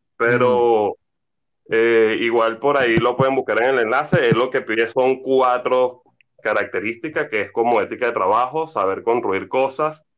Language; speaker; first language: Spanish; native; Spanish